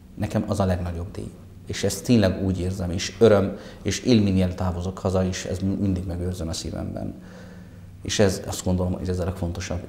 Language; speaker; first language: Hungarian; non-native, fluent; Arabic